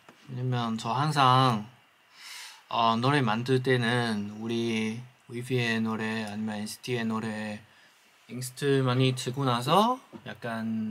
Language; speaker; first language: Korean; non-native, fluent; Chinese